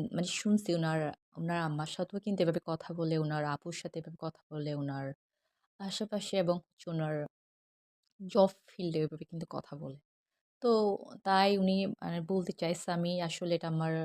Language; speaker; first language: Bangla; non-native, local second language; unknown